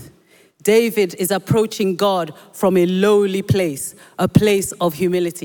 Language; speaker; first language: English; non-native, local second language; Yoruba